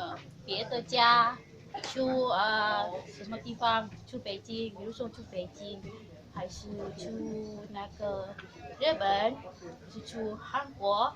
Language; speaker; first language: Chinese; non-native, learner; Indonesian